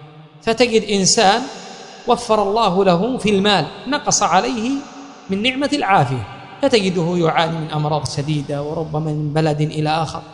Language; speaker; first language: Arabic; native; Arabic